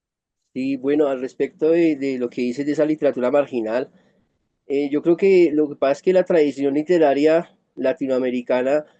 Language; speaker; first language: Spanish; native; Spanish